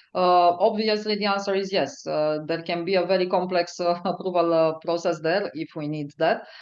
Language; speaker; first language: English; non-native, fluent; Romanian